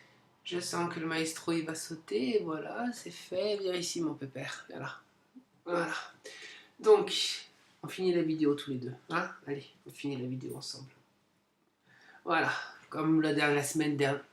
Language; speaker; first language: French; native; French